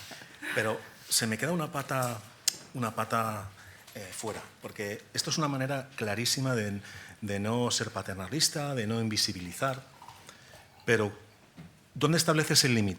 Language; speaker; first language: Spanish; native; Spanish